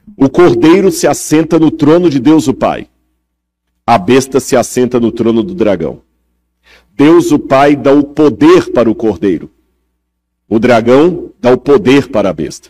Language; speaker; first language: Portuguese; native; Portuguese